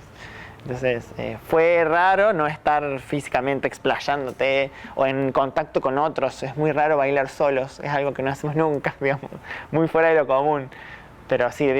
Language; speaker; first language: Spanish; native; Spanish